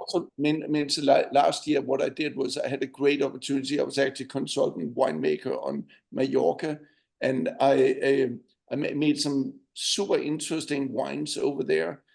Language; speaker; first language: English; non-native, fluent; Danish